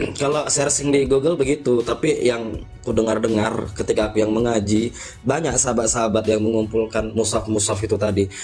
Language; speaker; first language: Indonesian; native; Indonesian